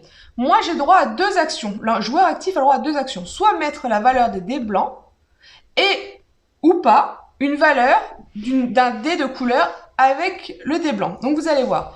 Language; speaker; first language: French; native; French